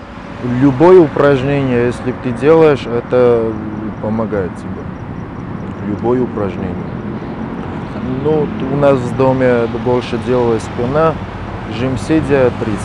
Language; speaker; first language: Russian; non-native, fluent; Armenian